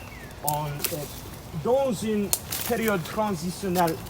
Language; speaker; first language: French; non-native, learner; English